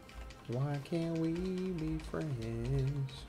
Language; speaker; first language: English; native; English